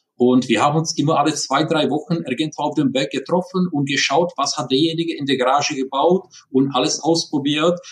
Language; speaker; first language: German; non-native, fluent; Czech